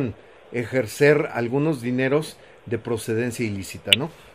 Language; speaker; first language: Spanish; native; Spanish